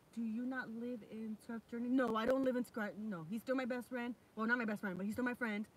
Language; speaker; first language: English; native; English